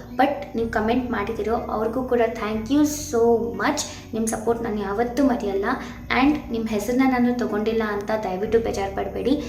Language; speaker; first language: Kannada; non-native, local second language; Telugu